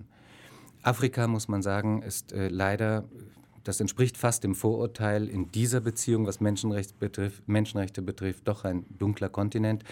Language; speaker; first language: German; native; German